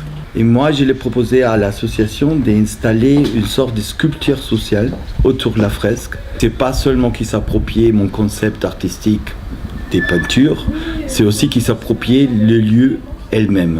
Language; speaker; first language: French; non-native, fluent; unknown